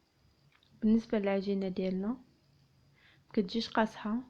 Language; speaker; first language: Arabic; native; Arabic